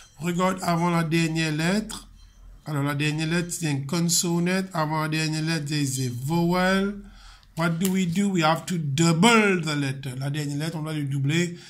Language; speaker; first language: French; non-native, local second language; Morisyen